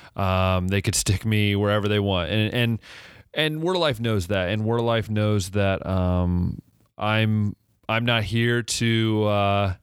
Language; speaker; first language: English; native; English